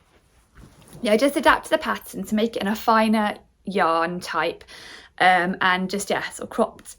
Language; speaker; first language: English; native; English